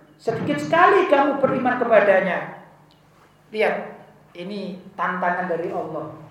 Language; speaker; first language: Indonesian; non-native, local second language; Javanese